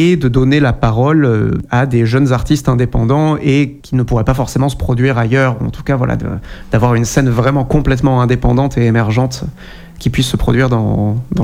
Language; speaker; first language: French; native; French